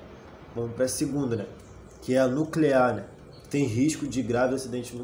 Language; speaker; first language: Portuguese; native; Portuguese